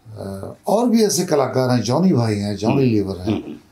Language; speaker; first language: Hindi; native; Hindi